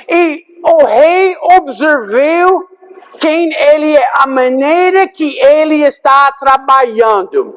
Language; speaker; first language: Portuguese; non-native, fluent; English